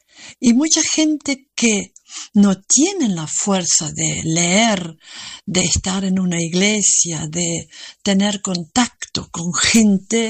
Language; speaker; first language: Spanish; non-native, learner; German